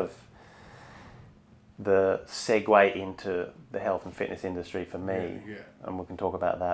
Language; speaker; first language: English; native; English